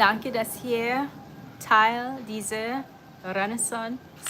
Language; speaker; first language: German; non-native, learner; English